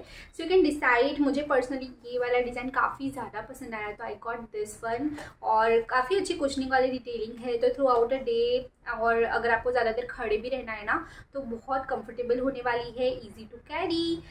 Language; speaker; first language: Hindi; native; Hindi